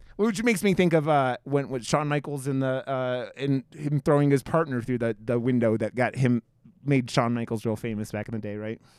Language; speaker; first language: English; native; English